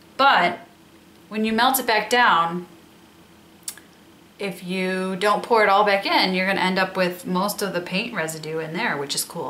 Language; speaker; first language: English; native; English